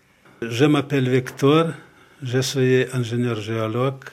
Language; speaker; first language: French; non-native, learner; Belarusian